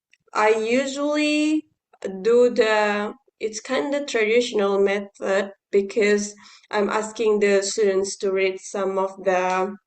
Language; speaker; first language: English; non-native, fluent; Indonesian